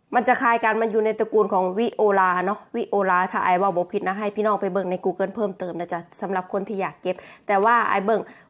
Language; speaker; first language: Thai; native; Thai